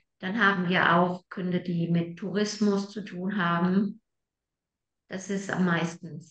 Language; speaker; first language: German; non-native, fluent; Spanish